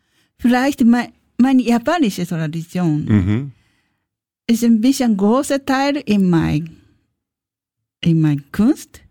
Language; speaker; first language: German; non-native, learner; Japanese